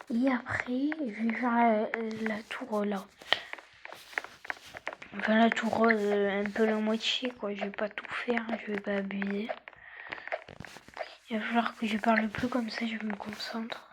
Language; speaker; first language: French; native; French